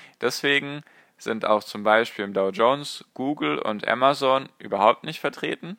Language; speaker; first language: German; native; German